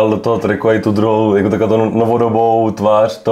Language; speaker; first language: Czech; native; Czech